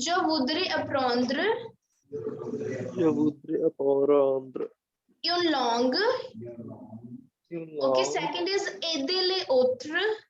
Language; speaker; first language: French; non-native, fluent; Hindi